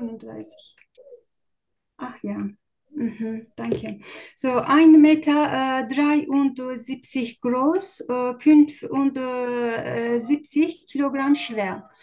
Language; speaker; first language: German; non-native, learner; Turkish